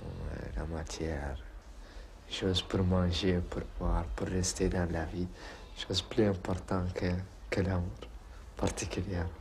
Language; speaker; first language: French; non-native, local second language; Arabic